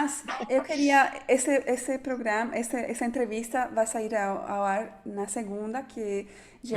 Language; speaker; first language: Portuguese; non-native, fluent; Spanish